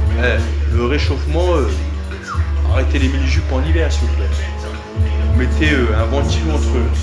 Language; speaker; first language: French; native; French